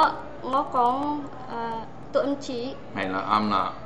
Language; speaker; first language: Cantonese; non-native, learner; Indonesian